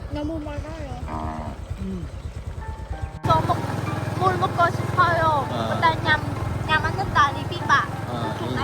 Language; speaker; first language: Korean; non-native, learner; Khmer